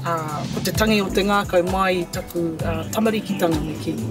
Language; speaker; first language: Māori; non-native, local second language; English